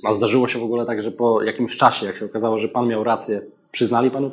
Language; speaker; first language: Polish; native; Polish